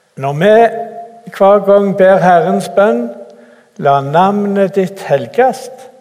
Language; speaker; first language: Norwegian; native; Norwegian